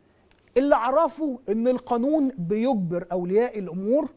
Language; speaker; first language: Arabic; native; Arabic